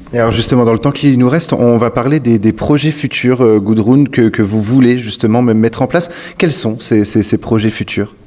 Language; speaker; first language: French; native; French